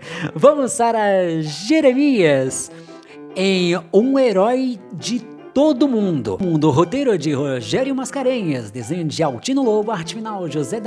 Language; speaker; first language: Portuguese; native; Portuguese